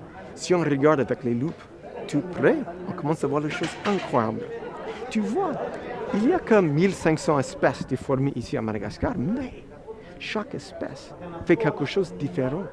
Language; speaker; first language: French; non-native, fluent; English